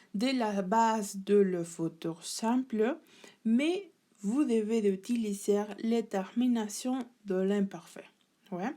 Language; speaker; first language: French; non-native, learner; Spanish